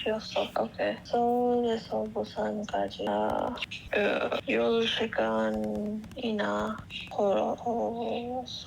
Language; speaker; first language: Korean; non-native, learner; English